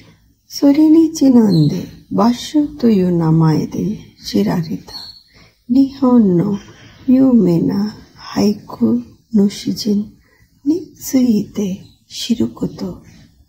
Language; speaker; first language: Japanese; non-native, fluent; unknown